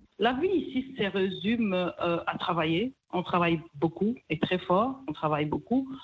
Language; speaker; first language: French; non-native, local second language; Kinyarwanda